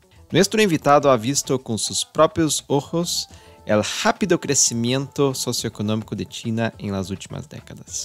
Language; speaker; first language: Spanish; non-native, fluent; Portuguese